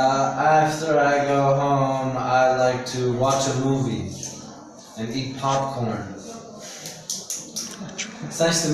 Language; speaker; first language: English; non-native, learner; Vietnamese